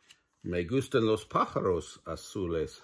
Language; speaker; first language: Spanish; non-native, learner; English